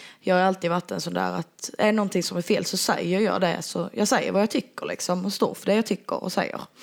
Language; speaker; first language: Swedish; native; Swedish